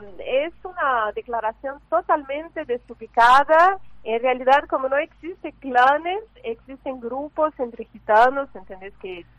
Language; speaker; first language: Spanish; non-native, fluent; Portuguese